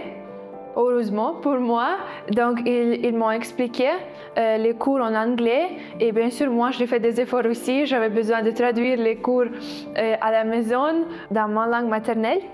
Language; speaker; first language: French; non-native, fluent; Ukrainian